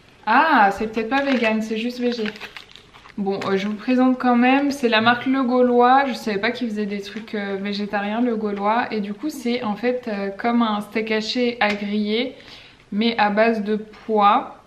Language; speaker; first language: French; native; French